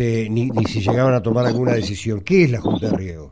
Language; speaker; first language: Spanish; native; Spanish